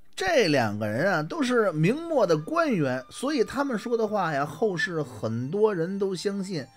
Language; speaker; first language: Chinese; native; Chinese